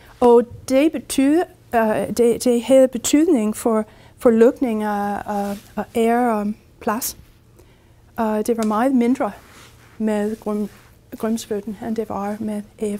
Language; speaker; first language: Danish; non-native, fluent; English